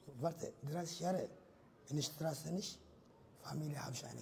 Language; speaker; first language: German; non-native, learner; Tigrinya